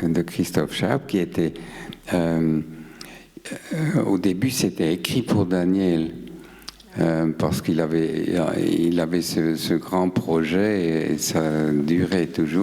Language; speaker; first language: French; non-native, local second language; German